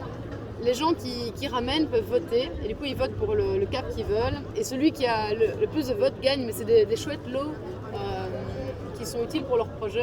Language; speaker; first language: French; native; French